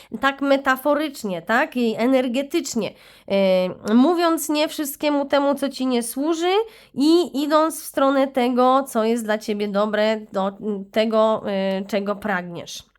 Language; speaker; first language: Polish; native; Polish